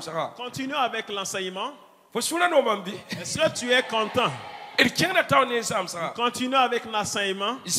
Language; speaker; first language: French; non-native, local second language; Mossi